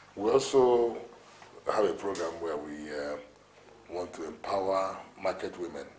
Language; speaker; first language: English; non-native, local second language; Igbo